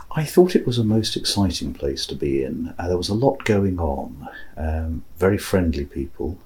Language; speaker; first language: English; native; English